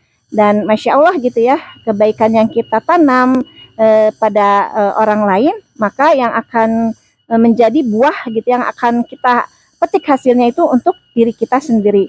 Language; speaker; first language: Indonesian; native; Indonesian